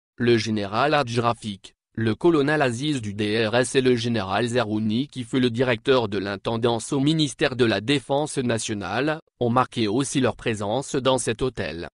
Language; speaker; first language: French; non-native, local second language; Arabic